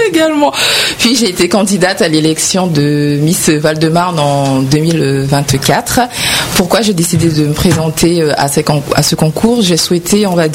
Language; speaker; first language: French; native; French